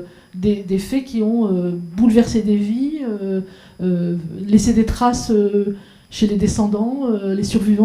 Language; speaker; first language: French; native; French